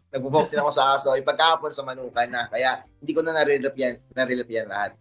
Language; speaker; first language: Filipino; non-native, local second language; Cebuano